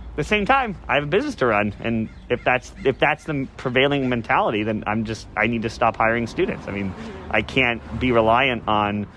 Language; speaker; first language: English; native; English